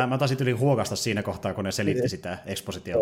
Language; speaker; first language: Finnish; native; Finnish